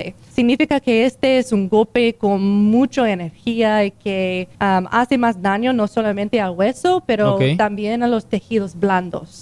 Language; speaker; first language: Spanish; non-native, learner; English